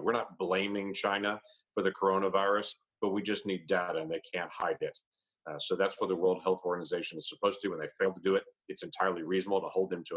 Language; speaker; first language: English; native; English